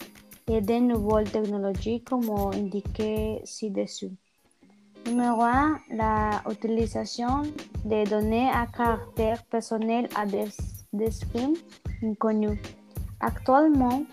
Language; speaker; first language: French; non-native, learner; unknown